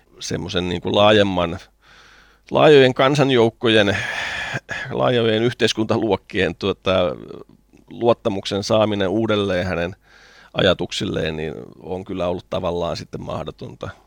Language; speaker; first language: Finnish; native; Finnish